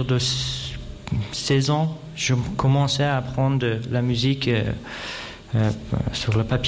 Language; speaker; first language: French; non-native, fluent; Persian